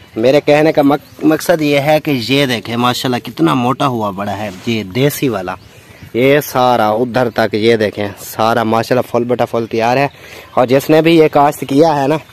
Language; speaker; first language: Urdu; non-native, local second language; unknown